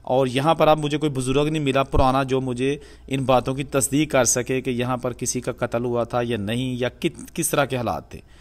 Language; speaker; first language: Urdu; non-native, local second language; Punjabi